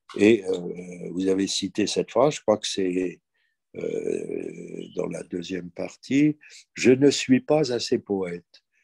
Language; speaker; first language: French; native; French